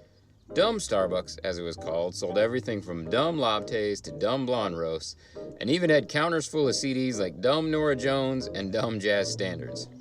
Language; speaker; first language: English; native; English